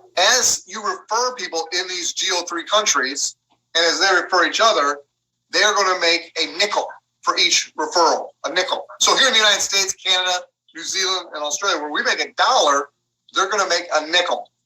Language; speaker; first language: English; native; English